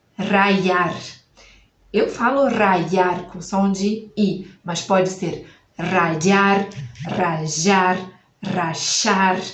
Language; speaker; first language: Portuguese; native; Portuguese